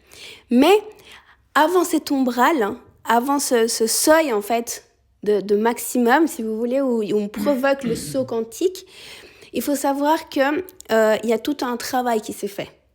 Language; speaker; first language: French; early bilingual, other home language; Spanish